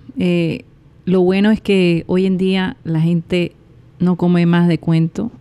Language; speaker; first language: Spanish; native; Spanish